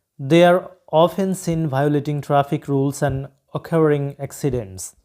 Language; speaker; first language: English; non-native, local second language; Bangla